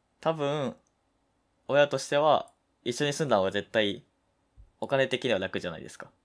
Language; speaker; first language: Japanese; native; Japanese